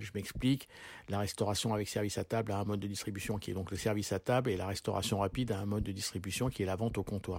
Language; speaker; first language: French; native; French